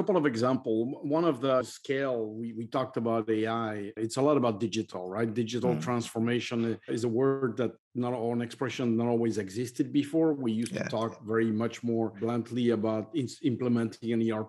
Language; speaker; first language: English; non-native, fluent; French